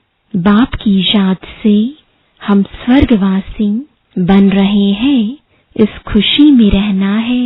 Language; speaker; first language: Hindi; native; Hindi